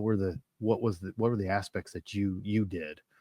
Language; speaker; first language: English; native; English